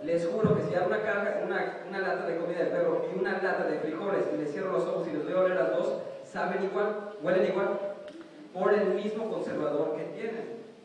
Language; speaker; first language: Spanish; native; Spanish